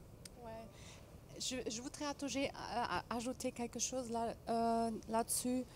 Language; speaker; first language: French; non-native, fluent; German